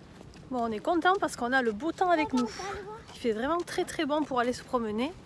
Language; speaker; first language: French; native; French